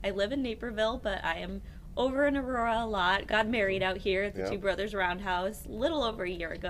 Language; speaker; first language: English; native; English